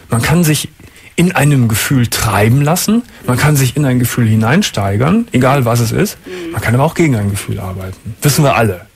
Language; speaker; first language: German; native; German